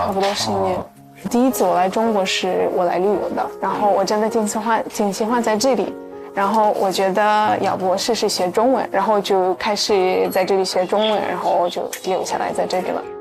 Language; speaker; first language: Chinese; non-native, fluent; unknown